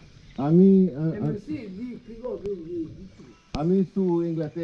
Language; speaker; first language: Portuguese; non-native, learner; English